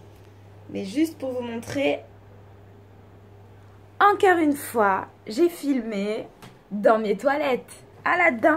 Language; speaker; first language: French; native; French